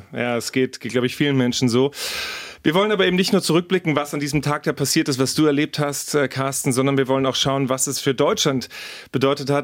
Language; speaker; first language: German; native; German